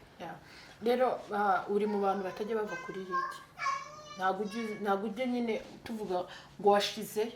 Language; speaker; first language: Kinyarwanda; early bilingual, heritage; Kinyarwanda